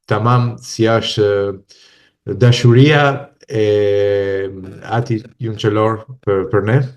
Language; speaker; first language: Albanian; non-native, fluent; Italian